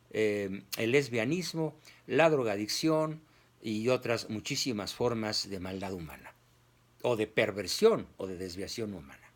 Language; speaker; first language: Spanish; native; Spanish